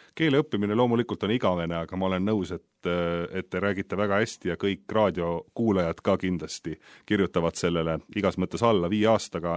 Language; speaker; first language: Estonian; native; Estonian